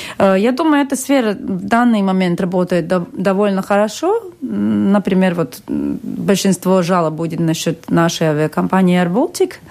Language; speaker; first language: Russian; non-native, local second language; Latvian